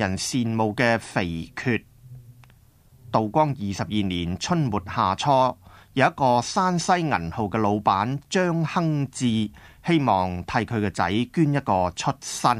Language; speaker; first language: Chinese; non-native, local second language; Cantonese